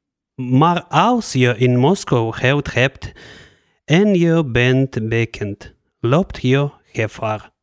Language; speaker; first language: Dutch; non-native, learner; Russian